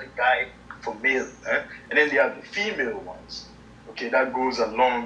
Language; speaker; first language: English; native; English